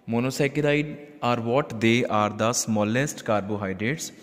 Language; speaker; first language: English; non-native, local second language; Punjabi